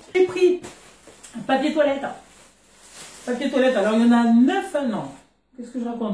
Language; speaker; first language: French; native; French